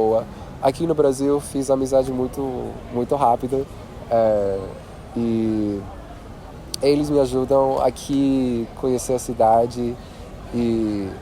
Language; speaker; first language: Portuguese; non-native, fluent; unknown